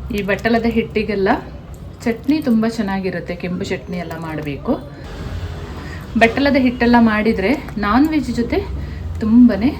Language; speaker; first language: Kannada; non-native, local second language; Kodava